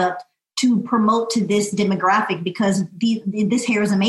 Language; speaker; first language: English; native; English